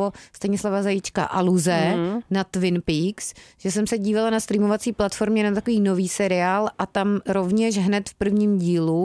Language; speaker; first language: Czech; native; Czech